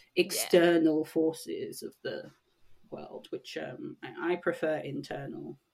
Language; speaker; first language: English; native; English